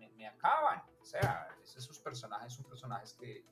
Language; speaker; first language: Spanish; native; Spanish